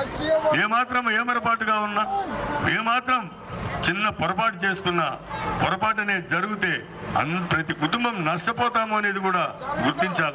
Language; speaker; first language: Telugu; native; Telugu